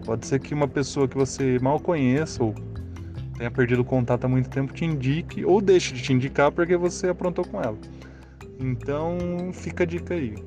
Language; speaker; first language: Portuguese; native; Portuguese